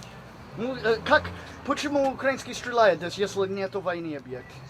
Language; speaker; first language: Russian; non-native, learner; English